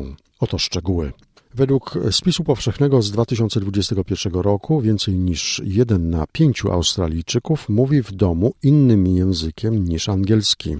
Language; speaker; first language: Polish; native; Polish